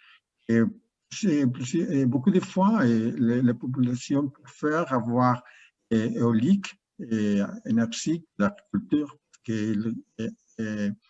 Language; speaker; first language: French; non-native, learner; Spanish